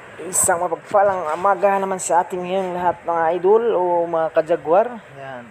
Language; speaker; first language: Filipino; non-native, local second language; Cebuano